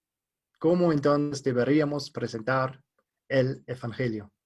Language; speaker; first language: Spanish; non-native, fluent; German